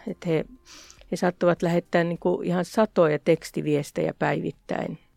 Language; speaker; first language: Finnish; native; Finnish